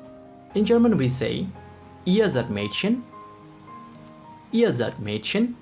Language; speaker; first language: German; non-native, fluent; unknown